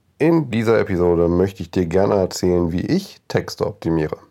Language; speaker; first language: German; native; German